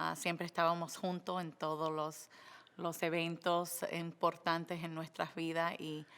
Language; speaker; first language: Spanish; early bilingual, other home language; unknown